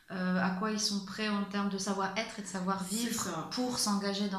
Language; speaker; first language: French; native; French